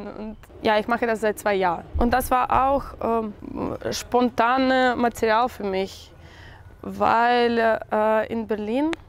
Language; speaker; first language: German; non-native, learner; Russian